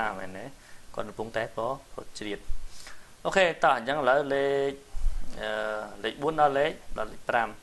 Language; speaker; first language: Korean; non-native, learner; Khmer